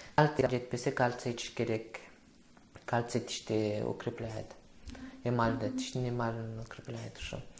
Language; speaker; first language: Russian; non-native, local second language; Kyrgyz